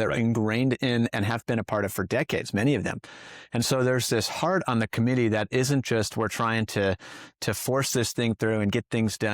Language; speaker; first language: English; native; English